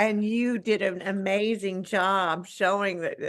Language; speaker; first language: English; native; English